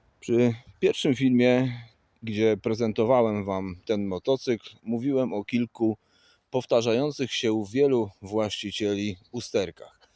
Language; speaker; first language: Polish; native; Polish